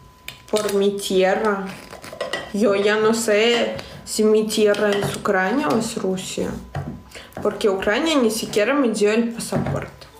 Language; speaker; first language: Spanish; non-native, fluent; Russian